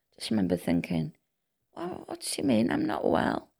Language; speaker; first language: English; non-native, local second language; Welsh